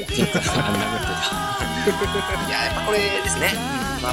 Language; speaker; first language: Japanese; native; Japanese